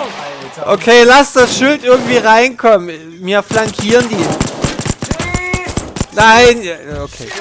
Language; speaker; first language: German; native; German